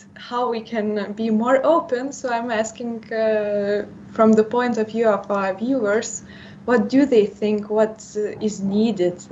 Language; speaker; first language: English; non-native, fluent; Lithuanian